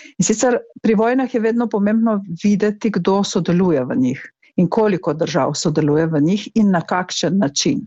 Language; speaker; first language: Slovenian; native; Slovenian